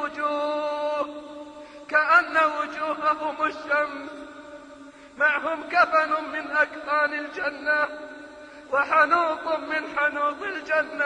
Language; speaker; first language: Arabic; native; Arabic